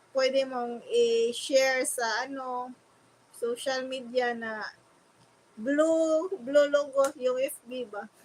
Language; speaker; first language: Filipino; non-native, local second language; Cebuano